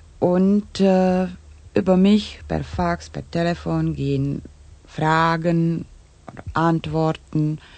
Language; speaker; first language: German; non-native, fluent; Czech